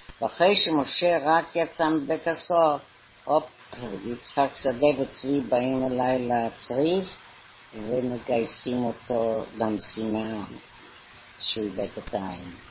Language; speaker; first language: Hebrew; native; Hebrew